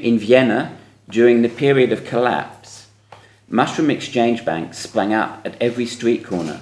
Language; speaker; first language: English; native; English